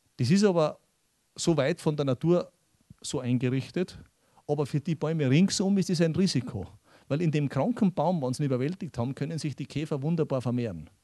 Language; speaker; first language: German; native; German